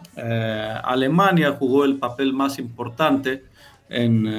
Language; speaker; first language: Spanish; non-native, fluent; Greek